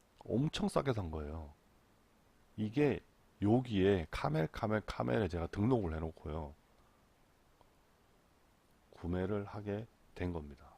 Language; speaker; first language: Korean; native; Korean